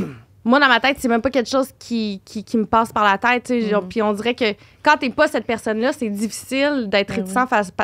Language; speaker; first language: French; native; French